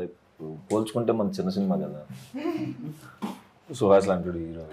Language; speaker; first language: Telugu; native; Telugu